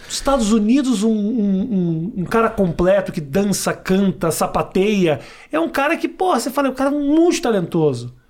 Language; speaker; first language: Portuguese; native; Portuguese